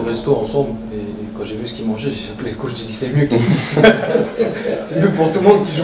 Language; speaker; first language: French; native; French